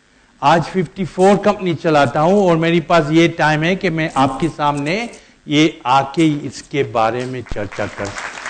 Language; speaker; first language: Hindi; non-native, learner; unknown